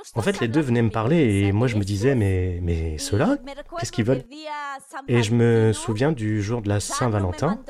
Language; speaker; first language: French; non-native, fluent; Spanish